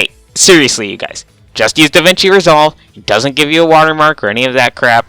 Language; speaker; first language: English; native; English